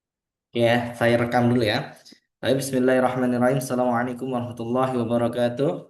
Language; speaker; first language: Malay; native; Malay